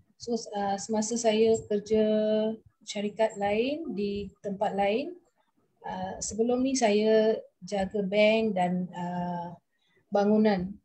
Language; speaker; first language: Malay; non-native, local second language; Tamil